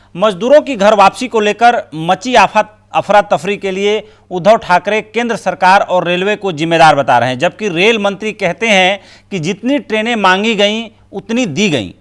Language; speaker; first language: Hindi; native; Hindi